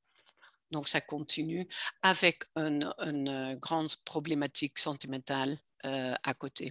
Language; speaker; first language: French; non-native, fluent; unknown